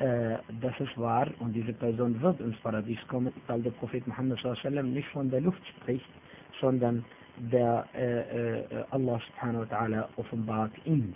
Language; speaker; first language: German; non-native, fluent; Arabic